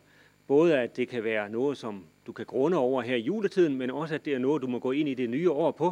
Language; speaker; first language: Danish; native; Danish